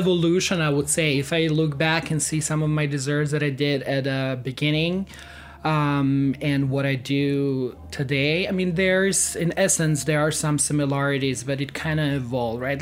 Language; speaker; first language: English; non-native, fluent; Serbian